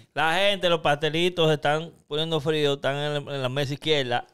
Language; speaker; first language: Spanish; early bilingual, heritage; Spanish